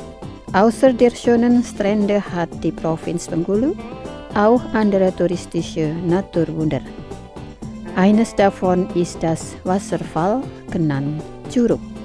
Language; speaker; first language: German; non-native, fluent; Indonesian